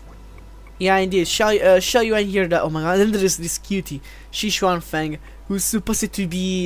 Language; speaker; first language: English; non-native, fluent; Italian